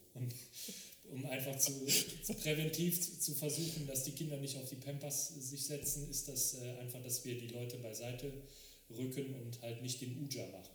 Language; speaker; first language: German; native; German